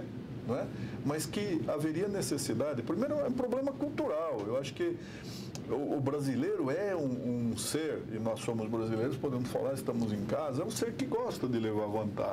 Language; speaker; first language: Portuguese; native; Portuguese